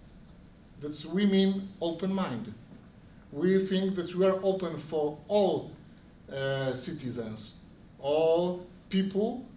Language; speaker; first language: English; non-native, learner; Polish